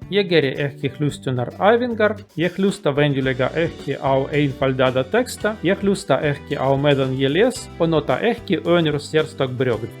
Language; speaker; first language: Icelandic; non-native, learner; Russian